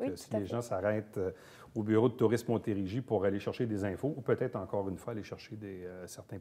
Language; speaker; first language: French; native; French